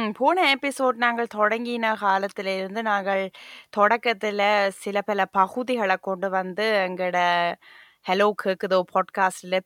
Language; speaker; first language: Tamil; native; Tamil